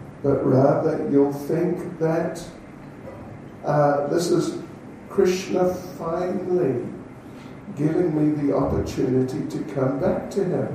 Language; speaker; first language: English; native; English